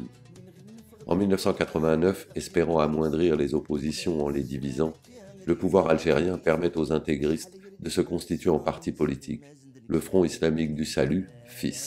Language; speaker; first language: French; native; French